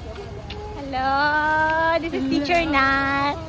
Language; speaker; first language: English; non-native, local second language; Cebuano